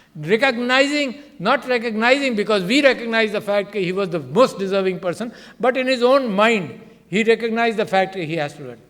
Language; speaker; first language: English; non-native, local second language; Urdu